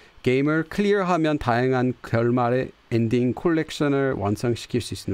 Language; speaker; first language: Korean; non-native, fluent; English